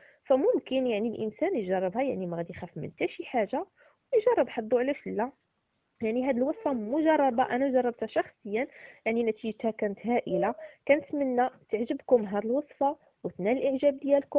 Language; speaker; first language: Arabic; native; Arabic